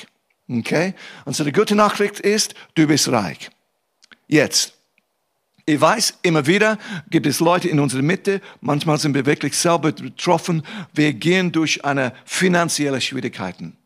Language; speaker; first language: German; non-native, fluent; English